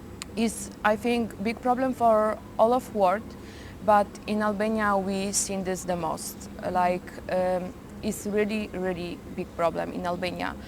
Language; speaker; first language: English; non-native, learner; Polish